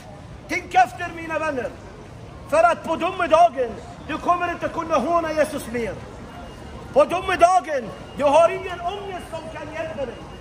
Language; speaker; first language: Swedish; non-native, fluent; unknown